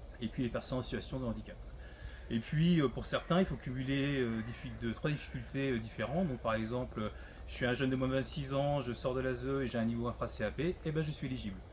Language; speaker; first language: French; native; French